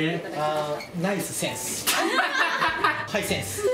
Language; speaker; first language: Japanese; native; Japanese